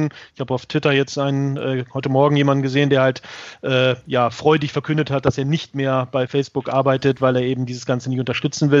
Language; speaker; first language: German; native; German